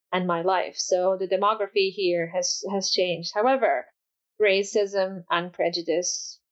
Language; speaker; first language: English; non-native, fluent; Polish